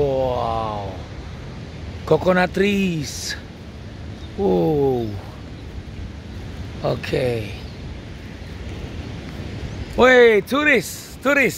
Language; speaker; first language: English; non-native, learner; Indonesian